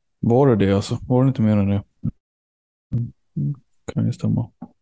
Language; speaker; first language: Swedish; native; Swedish